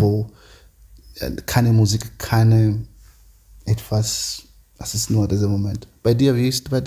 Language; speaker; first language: German; non-native, learner; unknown